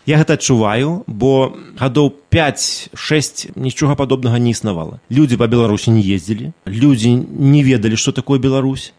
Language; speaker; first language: Belarusian; non-native, local second language; Russian